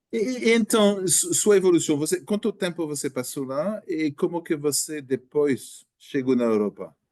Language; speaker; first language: Portuguese; non-native, learner; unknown